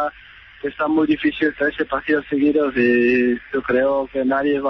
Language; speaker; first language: Spanish; non-native, learner; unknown